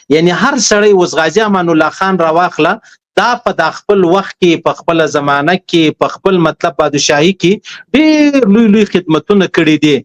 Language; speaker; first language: Pashto; native; Pashto